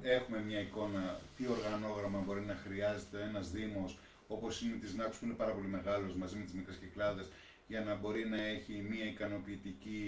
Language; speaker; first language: Greek; native; Greek